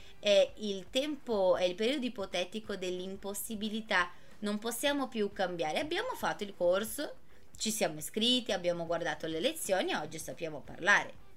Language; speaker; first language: Italian; non-native, fluent; Portuguese